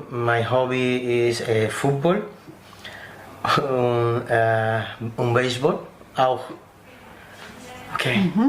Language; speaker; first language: German; non-native, learner; Spanish